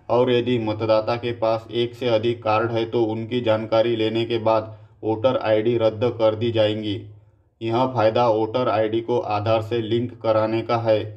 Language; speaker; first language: Hindi; native; Hindi